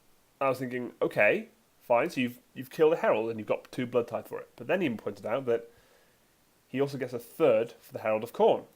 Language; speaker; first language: English; native; English